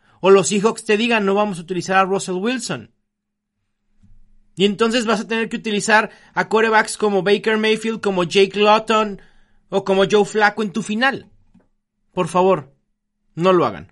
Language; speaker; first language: Spanish; native; Spanish